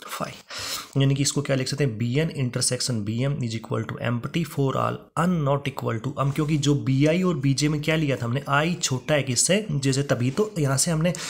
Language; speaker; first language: Hindi; native; Hindi